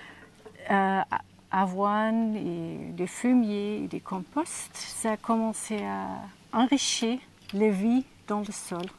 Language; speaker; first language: French; non-native, learner; German